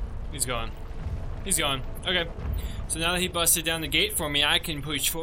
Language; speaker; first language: English; native; English